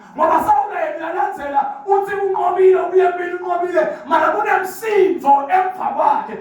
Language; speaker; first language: Zulu; non-native, local second language; Swati